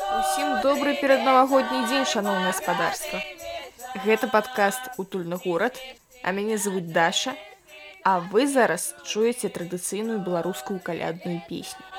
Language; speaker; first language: Belarusian; non-native, local second language; Russian